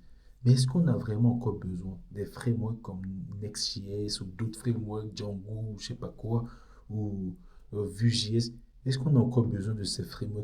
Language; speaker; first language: French; native; French